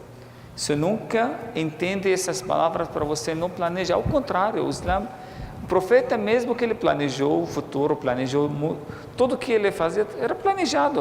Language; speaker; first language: Portuguese; non-native, fluent; Arabic